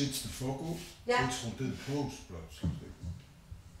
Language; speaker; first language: German; native; German